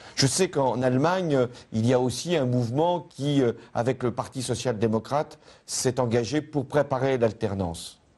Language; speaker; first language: French; native; French